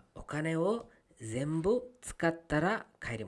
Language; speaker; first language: Japanese; non-native, fluent; Kannada